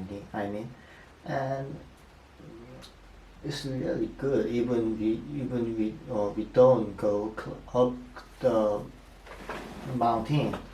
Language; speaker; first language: English; non-native, learner; Korean